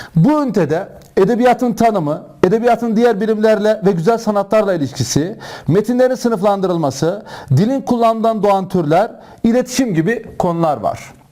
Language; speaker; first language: Turkish; native; Turkish